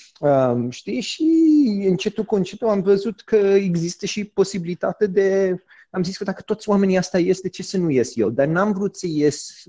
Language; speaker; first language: Romanian; early bilingual, heritage; Romanian